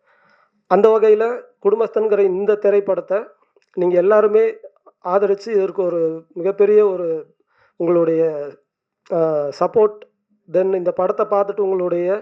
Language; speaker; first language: Tamil; native; Tamil